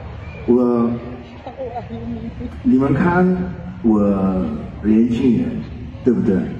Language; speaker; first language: Chinese; non-native, learner; Korean